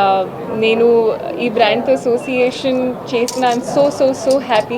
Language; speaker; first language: Telugu; non-native, learner; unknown